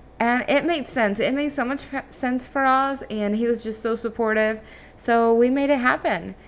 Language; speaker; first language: English; non-native, fluent; Spanish